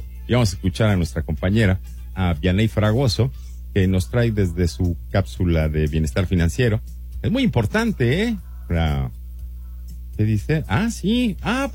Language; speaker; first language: Spanish; native; Spanish